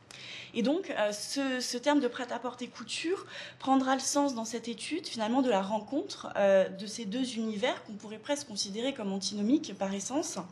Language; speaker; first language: French; native; French